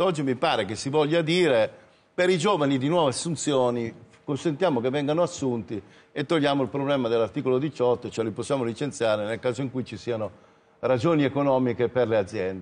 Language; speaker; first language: Italian; native; Italian